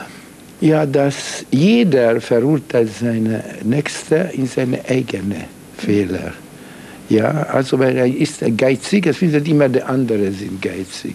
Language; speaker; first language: German; non-native, fluent; Hungarian